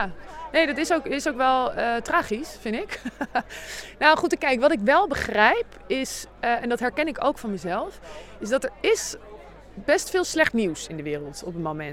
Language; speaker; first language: Dutch; native; Dutch